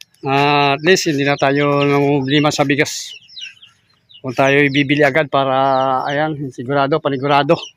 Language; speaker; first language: Filipino; native; Filipino